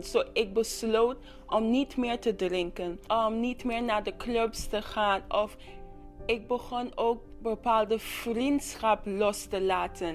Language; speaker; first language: Dutch; non-native, local second language; English